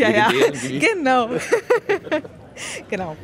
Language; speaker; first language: German; non-native, learner; Slovak